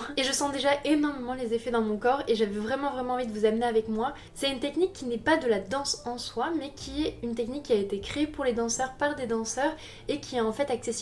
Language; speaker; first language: French; native; French